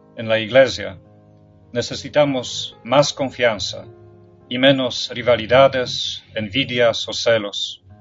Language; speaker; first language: Spanish; non-native, fluent; Polish